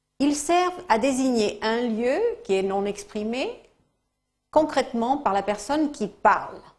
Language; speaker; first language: French; non-native, fluent; Spanish